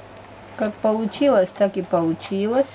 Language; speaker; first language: Russian; native; Russian